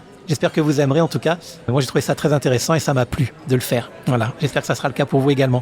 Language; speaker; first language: French; native; French